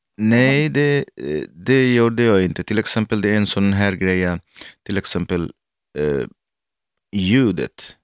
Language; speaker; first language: Swedish; non-native, learner; Arabic